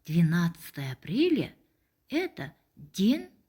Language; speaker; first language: Russian; non-native, local second language; Kazakh